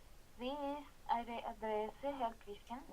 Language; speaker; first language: German; non-native, learner; Spanish